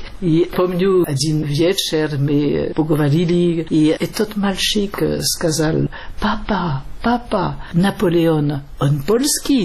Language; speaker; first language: Russian; non-native, fluent; French